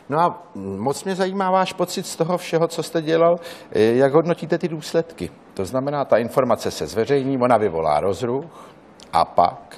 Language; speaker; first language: Czech; native; Czech